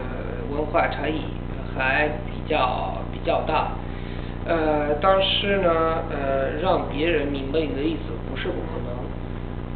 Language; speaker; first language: Chinese; non-native, learner; Italian